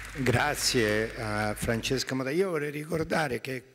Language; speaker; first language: Italian; native; Italian